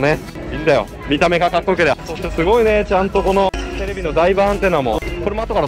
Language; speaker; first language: Japanese; native; Japanese